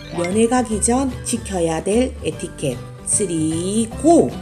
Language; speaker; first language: Korean; native; Korean